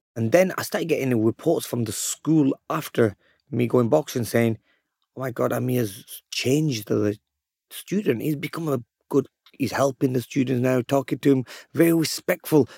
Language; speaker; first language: English; native; English